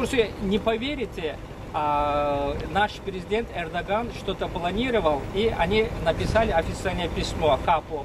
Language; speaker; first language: Russian; non-native, fluent; Turkish